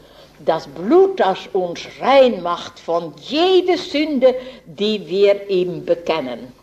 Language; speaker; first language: German; non-native, fluent; Dutch